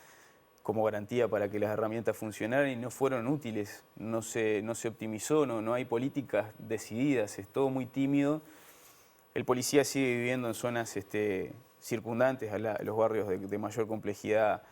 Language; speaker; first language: Spanish; native; Spanish